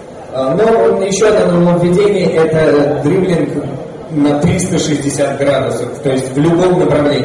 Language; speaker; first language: Russian; native; Russian